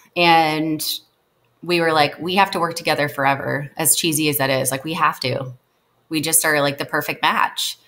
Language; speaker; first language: English; native; English